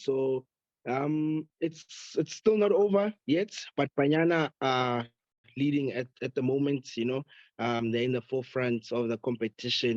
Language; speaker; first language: English; non-native, local second language; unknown